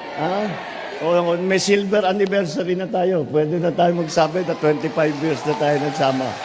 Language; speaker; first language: Filipino; native; Filipino